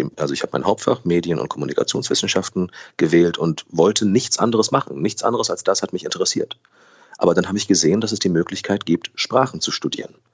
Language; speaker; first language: German; early bilingual, other home language; Portuguese